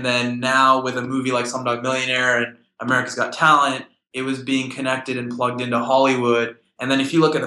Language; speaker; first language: English; native; English